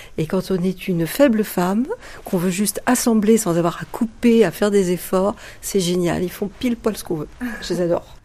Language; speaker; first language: French; native; French